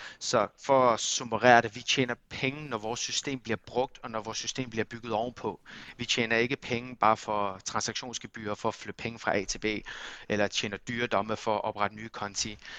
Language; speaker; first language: Danish; early bilingual, other home language; Armenian